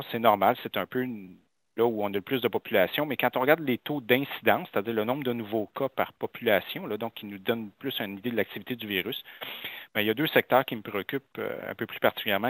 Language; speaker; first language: French; native; French